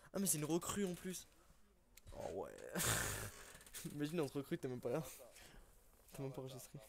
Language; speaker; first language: French; native; French